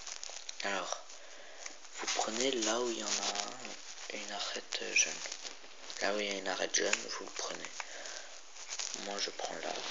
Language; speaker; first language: French; native; French